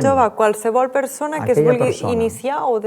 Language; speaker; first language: Catalan; native; Catalan